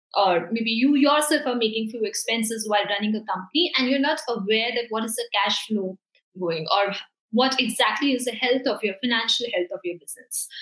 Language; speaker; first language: English; non-native, local second language; Hindi